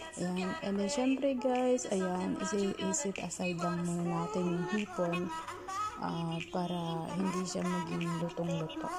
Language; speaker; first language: Filipino; non-native, local second language; Bikol